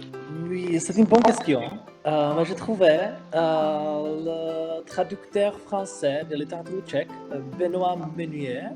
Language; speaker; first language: French; non-native, fluent; Czech